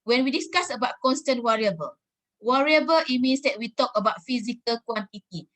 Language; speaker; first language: English; non-native, local second language; Malay